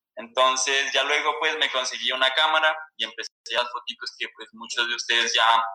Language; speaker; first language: Spanish; native; Spanish